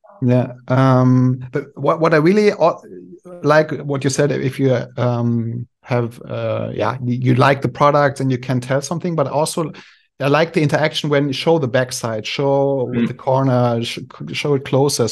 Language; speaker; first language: English; non-native, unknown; German